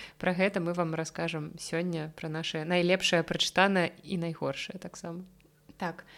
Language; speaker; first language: Belarusian; non-native, local second language; Russian